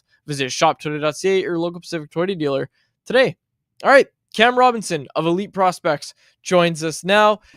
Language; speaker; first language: English; native; English